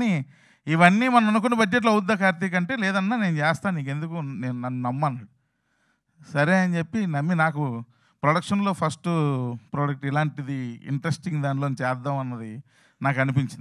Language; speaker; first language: Telugu; native; Telugu